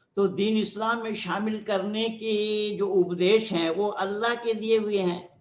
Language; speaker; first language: Hindi; non-native, local second language; Bangla